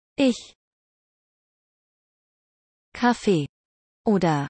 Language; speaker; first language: German; non-native, learner; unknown